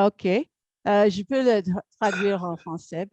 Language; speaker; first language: French; non-native, learner; English